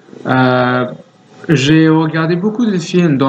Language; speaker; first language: French; non-native, learner; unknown